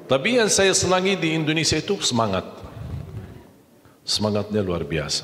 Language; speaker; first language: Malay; non-native, fluent; Arabic